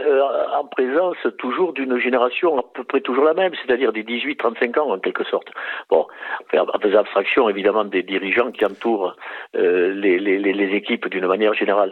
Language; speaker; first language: French; native; French